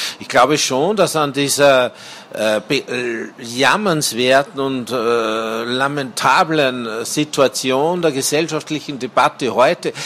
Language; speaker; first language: German; native; German